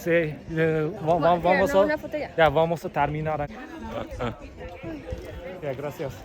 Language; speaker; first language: Spanish; non-native, learner; Turkish